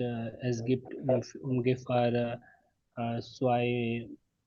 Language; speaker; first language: German; non-native, learner; Hindi